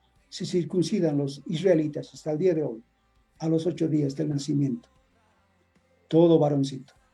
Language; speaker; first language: Spanish; native; Spanish